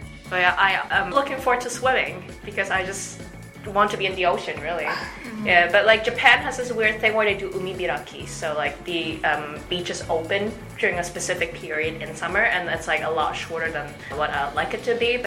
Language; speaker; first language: English; native; English